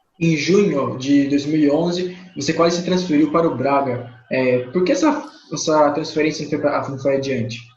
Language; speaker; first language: Portuguese; native; Portuguese